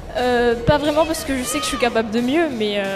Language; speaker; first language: French; native; French